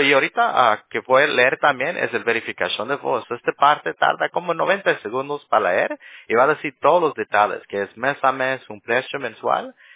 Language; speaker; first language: Spanish; early bilingual, heritage; Spanish